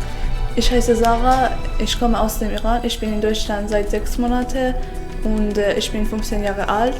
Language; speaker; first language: German; non-native, learner; Persian